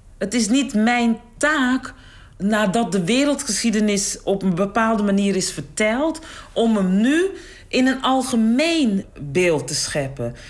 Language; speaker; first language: Dutch; native; Dutch